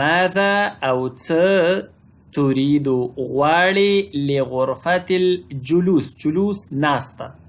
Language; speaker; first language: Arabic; non-native, fluent; Pashto